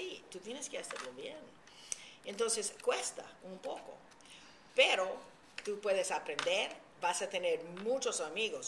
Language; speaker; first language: Spanish; early bilingual, heritage; Spanish